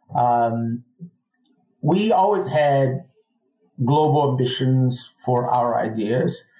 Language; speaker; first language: English; non-native, fluent; Portuguese